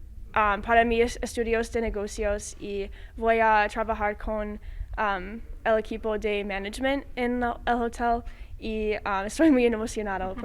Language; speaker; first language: Spanish; non-native, fluent; English